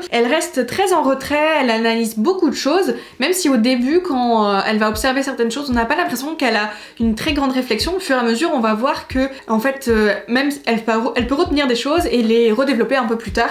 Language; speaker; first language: French; native; French